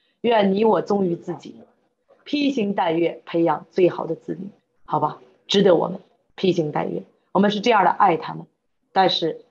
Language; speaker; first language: Chinese; native; Chinese